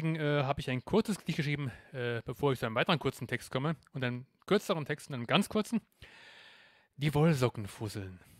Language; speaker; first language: German; native; German